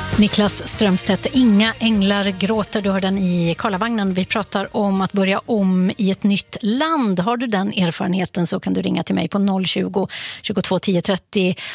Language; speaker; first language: Swedish; early bilingual, other home language; Polish